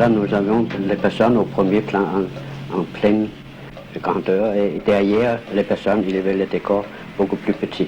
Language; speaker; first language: French; non-native, fluent; Danish